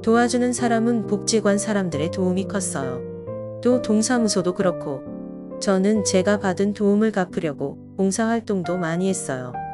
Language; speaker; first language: Korean; non-native, fluent; Vietnamese